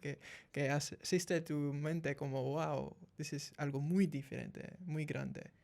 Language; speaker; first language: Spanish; early bilingual, heritage; English